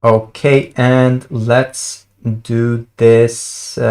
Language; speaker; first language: English; non-native, fluent; Albanian